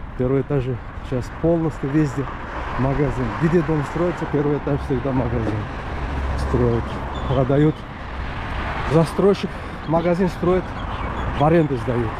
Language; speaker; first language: Russian; non-native, local second language; Uzbek